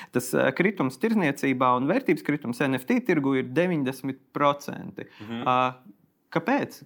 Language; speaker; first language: Latvian; native; Latvian